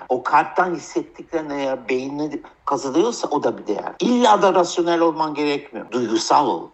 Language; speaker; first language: Turkish; early bilingual, heritage; Turkish